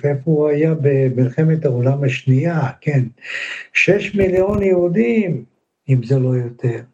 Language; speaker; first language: Hebrew; non-native, fluent; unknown